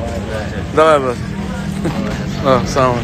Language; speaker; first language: Russian; non-native, learner; Tajik